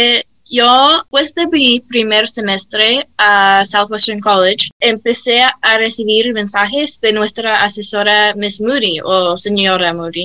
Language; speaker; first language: Spanish; early bilingual, heritage; Spanish